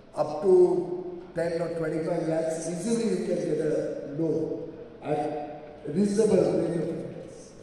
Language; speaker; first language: English; non-native, local second language; Hindi